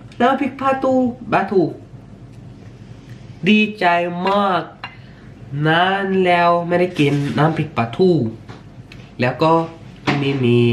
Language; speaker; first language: Thai; early bilingual, heritage; Swedish